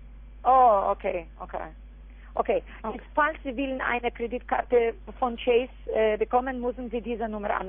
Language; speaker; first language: German; non-native, fluent; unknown